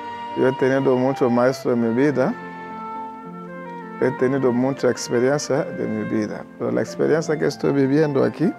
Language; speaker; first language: Spanish; non-native, learner; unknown